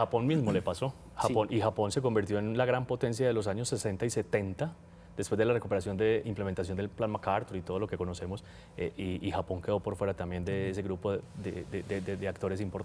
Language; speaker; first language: Spanish; native; Spanish